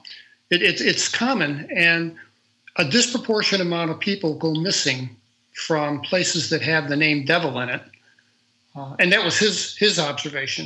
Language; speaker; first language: English; native; English